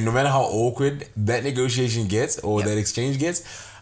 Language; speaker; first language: English; non-native, local second language; Shona